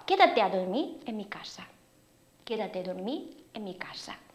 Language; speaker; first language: Spanish; non-native, fluent; Korean